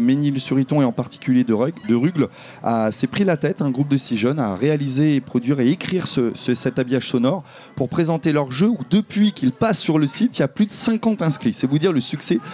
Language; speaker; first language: French; native; French